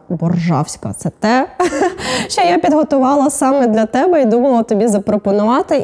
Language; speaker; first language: Ukrainian; native; Ukrainian